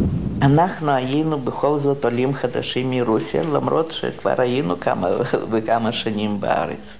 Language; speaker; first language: Hebrew; non-native, fluent; Russian